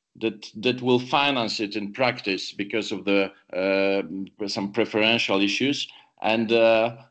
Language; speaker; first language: English; non-native, fluent; Polish